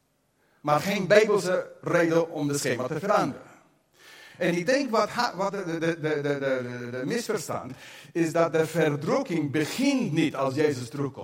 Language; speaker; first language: Dutch; non-native, fluent; English